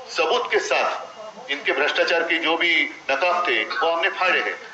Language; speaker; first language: Hindi; non-native, local second language; Marathi